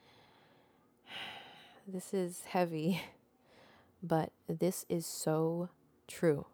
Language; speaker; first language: English; non-native, local second language; Filipino